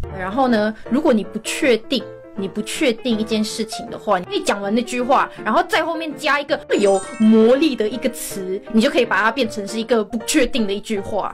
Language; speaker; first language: Chinese; non-native, fluent; Korean